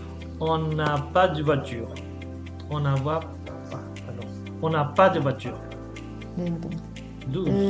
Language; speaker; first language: French; non-native, fluent; Spanish